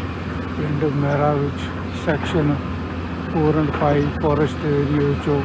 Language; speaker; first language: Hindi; non-native, local second language; Punjabi